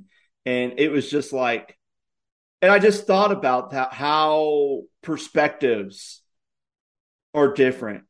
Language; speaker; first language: English; native; English